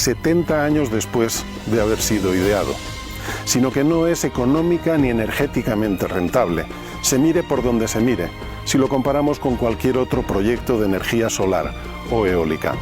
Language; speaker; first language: Spanish; native; Spanish